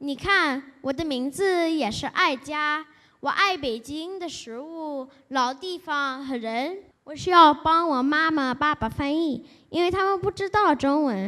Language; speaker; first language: Chinese; early bilingual, other home language; English